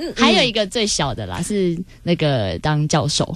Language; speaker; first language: Chinese; native; Chinese